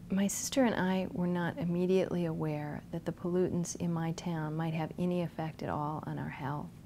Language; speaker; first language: English; native; English